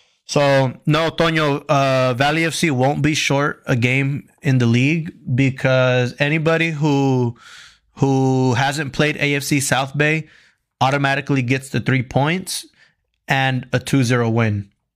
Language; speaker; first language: English; early bilingual, other home language; Spanish